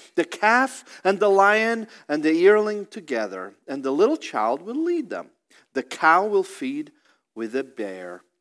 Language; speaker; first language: English; non-native, fluent; Portuguese